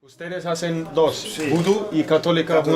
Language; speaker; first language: Spanish; non-native, learner; English